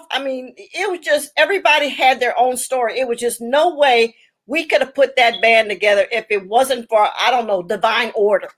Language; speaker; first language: English; native; English